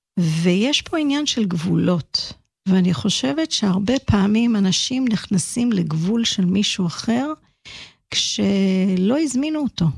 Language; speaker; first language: Hebrew; early bilingual, heritage; Hebrew